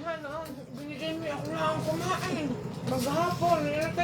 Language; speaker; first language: Filipino; native; Filipino